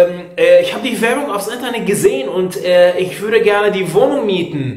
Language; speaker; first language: German; non-native, fluent; Arabic